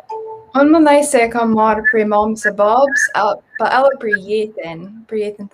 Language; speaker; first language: Albanian; early bilingual, heritage; Albanian